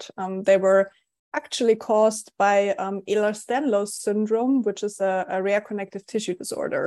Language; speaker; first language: English; non-native, fluent; German